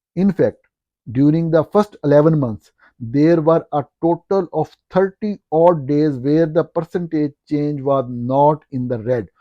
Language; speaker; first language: English; non-native, local second language; Urdu